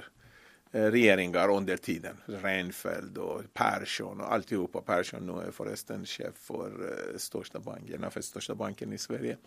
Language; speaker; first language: Swedish; non-native, fluent; Persian